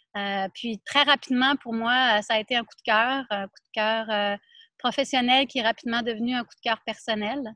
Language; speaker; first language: French; native; French